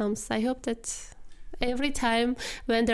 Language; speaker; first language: English; non-native, fluent; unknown